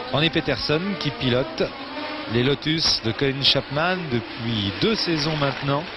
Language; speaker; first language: French; native; French